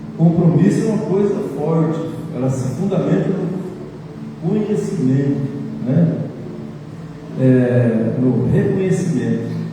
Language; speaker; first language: Portuguese; native; Portuguese